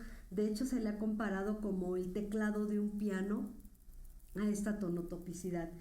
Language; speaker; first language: Spanish; native; Spanish